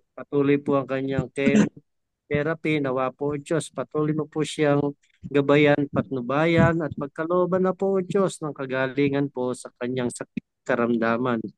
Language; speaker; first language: Filipino; native; Filipino